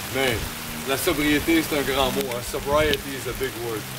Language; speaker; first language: French; native; French